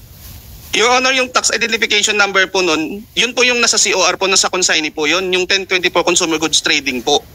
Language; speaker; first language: Filipino; native; Filipino